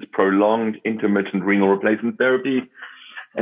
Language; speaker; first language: English; native; English